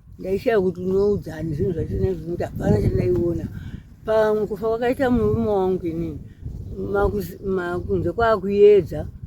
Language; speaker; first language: Shona; non-native, local second language; Nyanja